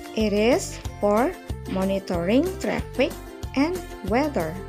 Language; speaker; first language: English; non-native, fluent; Indonesian